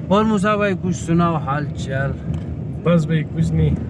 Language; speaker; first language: Hindi; native; Hindi